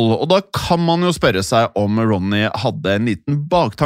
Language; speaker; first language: Norwegian; native; Norwegian